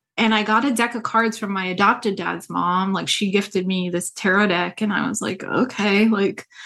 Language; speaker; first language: English; native; English